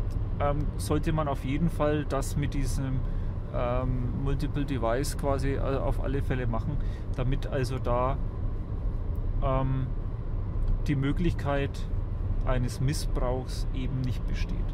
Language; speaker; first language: German; native; German